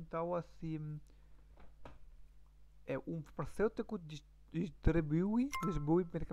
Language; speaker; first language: Portuguese; non-native, learner; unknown